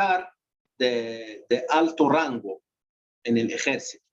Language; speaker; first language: Spanish; non-native, fluent; Arabic